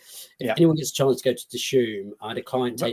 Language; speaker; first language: English; native; English